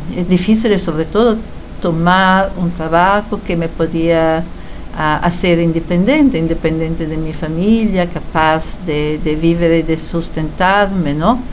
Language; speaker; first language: Spanish; non-native, fluent; Italian